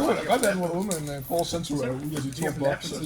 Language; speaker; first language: Danish; native; Danish